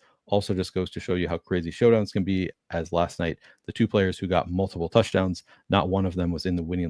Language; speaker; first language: English; native; English